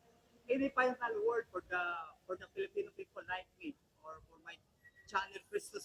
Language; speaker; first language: English; non-native, local second language; Cebuano